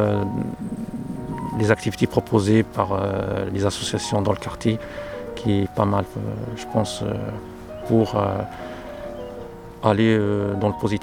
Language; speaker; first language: French; non-native, local second language; Arabic